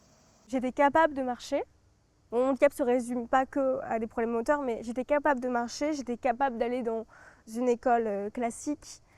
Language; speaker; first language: French; native; French